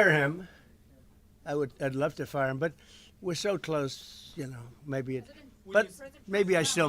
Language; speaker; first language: English; native; English